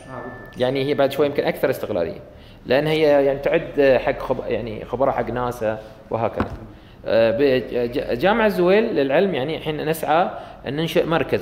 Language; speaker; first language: Arabic; native; Arabic